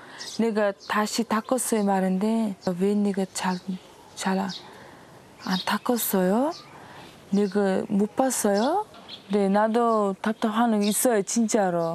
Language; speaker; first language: Korean; non-native, learner; Uzbek